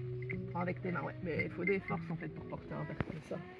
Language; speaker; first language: French; native; French